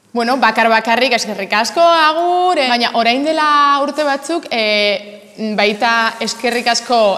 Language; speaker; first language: Basque; non-native, learner; Spanish